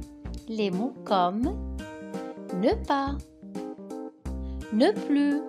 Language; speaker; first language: French; non-native, local second language; Arabic